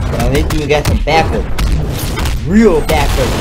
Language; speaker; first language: English; native; English